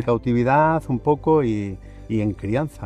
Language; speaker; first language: Spanish; native; Spanish